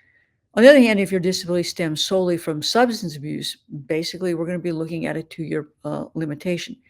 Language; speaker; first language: English; native; English